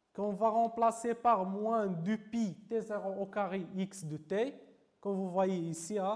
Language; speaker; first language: French; non-native, local second language; Arabic